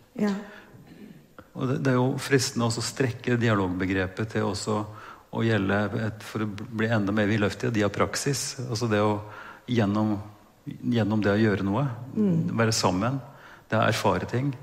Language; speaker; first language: Norwegian; native; Norwegian